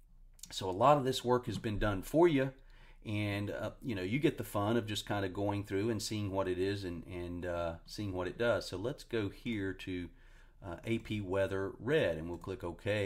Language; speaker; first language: English; native; English